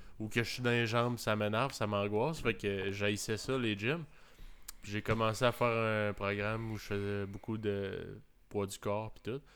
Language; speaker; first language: French; native; French